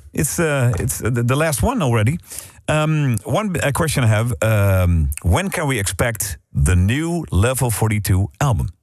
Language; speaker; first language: English; non-native, fluent; Dutch